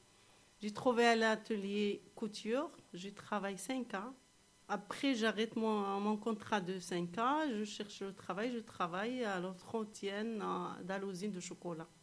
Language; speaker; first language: French; non-native, learner; Arabic